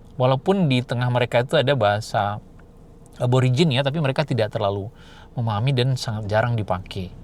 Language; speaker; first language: Indonesian; non-native, local second language; Minangkabau